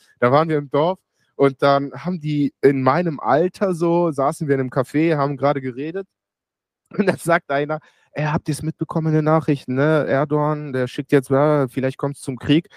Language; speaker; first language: German; native; German